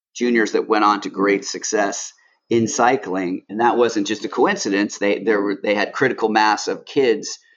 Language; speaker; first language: English; native; English